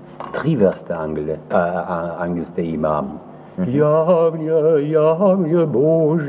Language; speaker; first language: Slovenian; early bilingual, heritage; French